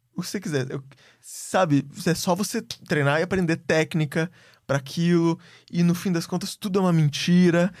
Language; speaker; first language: Portuguese; native; Portuguese